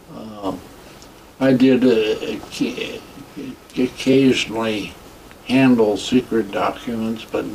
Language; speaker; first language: English; native; English